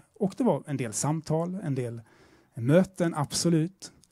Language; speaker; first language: Swedish; native; Swedish